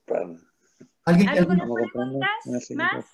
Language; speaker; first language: Spanish; non-native, learner; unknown